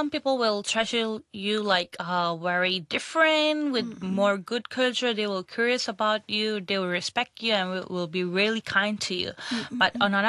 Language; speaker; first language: English; non-native, local second language; Urdu